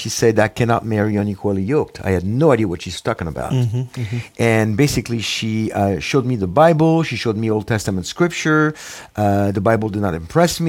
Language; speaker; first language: English; non-native, fluent; French